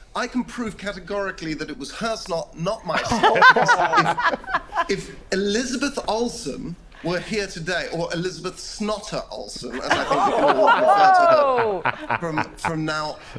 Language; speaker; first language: English; native; English